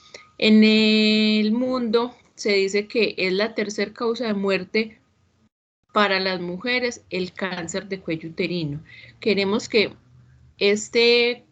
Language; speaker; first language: Spanish; native; Spanish